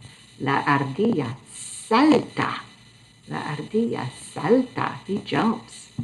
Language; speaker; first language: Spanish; non-native, fluent; English